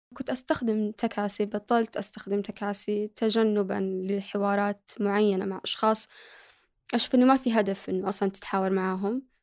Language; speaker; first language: Arabic; early bilingual, other home language; Somali